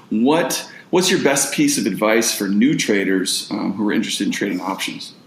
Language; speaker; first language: English; native; English